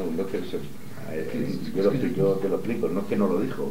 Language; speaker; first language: Spanish; native; Spanish